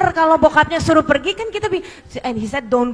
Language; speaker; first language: Indonesian; native; Indonesian